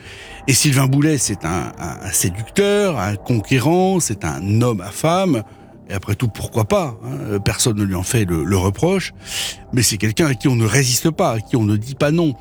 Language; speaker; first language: French; native; French